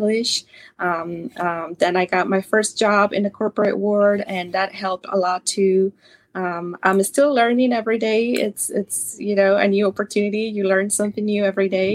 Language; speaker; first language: English; non-native, fluent; Spanish